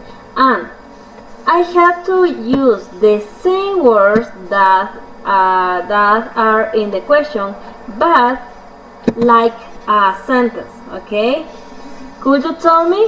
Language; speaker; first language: English; non-native, fluent; Spanish